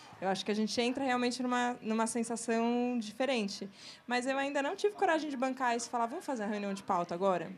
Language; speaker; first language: Portuguese; native; Portuguese